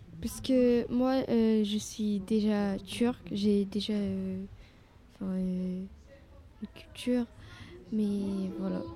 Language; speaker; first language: French; early bilingual, other home language; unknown